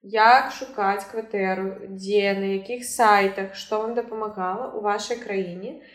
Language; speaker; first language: Belarusian; native; Belarusian